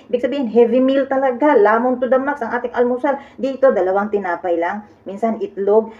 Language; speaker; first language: Filipino; native; Filipino